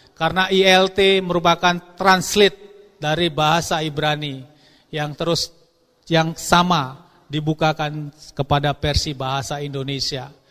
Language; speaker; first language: Indonesian; non-native, local second language; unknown